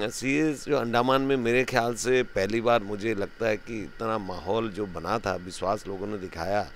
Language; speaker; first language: Hindi; native; Hindi